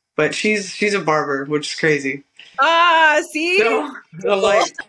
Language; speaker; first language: English; early bilingual, other home language; Malay